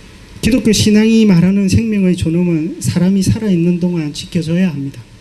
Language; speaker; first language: Korean; native; Korean